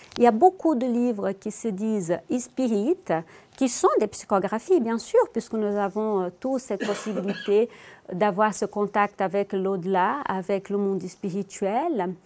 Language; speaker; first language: French; non-native, fluent; Portuguese